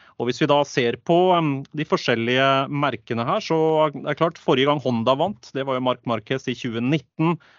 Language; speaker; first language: Norwegian; native; Norwegian